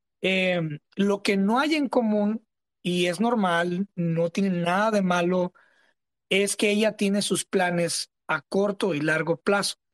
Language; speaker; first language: Spanish; early bilingual, heritage; Spanish